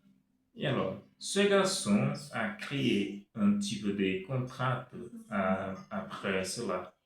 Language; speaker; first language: French; non-native, fluent; Portuguese